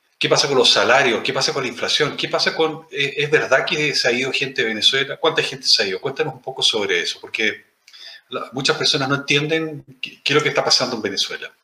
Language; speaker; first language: Spanish; native; Spanish